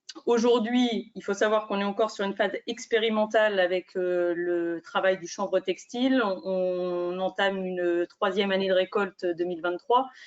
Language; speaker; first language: French; native; French